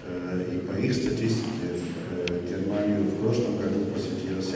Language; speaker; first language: Russian; non-native, fluent; German